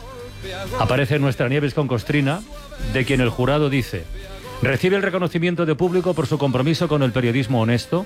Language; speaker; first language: Spanish; native; Spanish